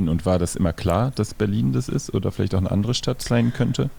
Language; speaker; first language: German; native; German